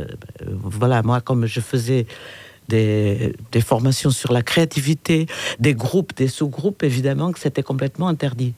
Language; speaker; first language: French; non-native, fluent; Portuguese